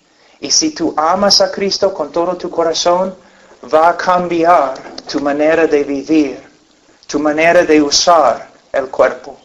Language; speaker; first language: Spanish; non-native, fluent; English